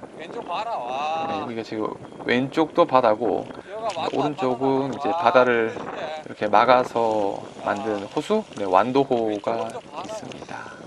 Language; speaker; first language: Korean; native; Korean